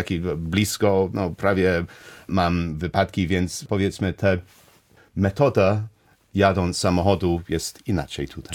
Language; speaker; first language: Polish; non-native, learner; English